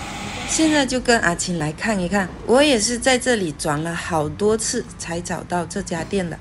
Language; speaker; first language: Chinese; native; Chinese